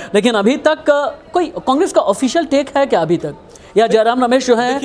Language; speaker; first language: Hindi; native; Hindi